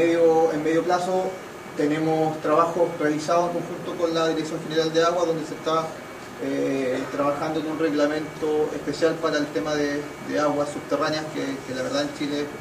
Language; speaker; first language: Spanish; native; Spanish